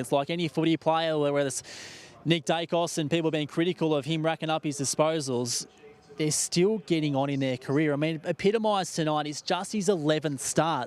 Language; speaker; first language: English; native; English